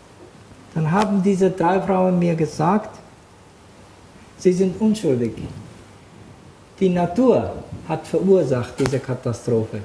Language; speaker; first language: German; non-native, fluent; Japanese